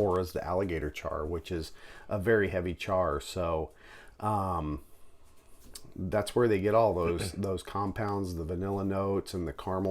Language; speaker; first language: English; native; English